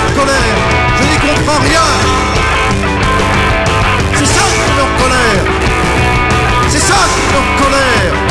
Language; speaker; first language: French; native; French